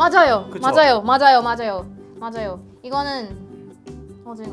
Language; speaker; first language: Korean; non-native, learner; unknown